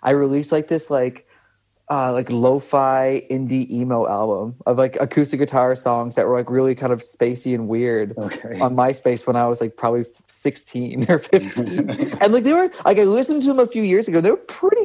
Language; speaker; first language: English; native; English